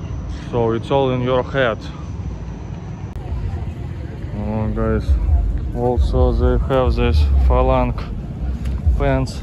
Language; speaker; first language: English; non-native, fluent; Russian